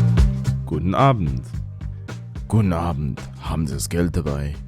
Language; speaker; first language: German; non-native, fluent; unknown